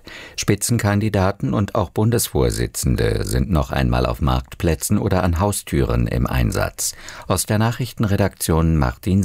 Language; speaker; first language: German; native; German